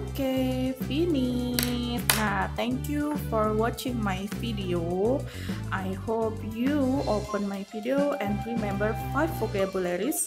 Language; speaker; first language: English; non-native, learner; Indonesian